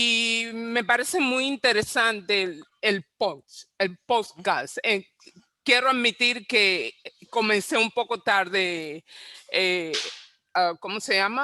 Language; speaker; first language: Spanish; non-native, fluent; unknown